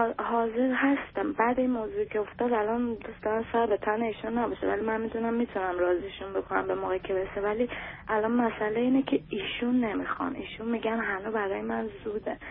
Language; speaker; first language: Persian; early bilingual, heritage; Persian